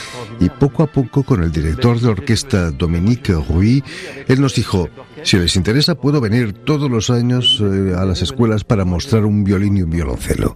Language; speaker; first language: Spanish; native; Spanish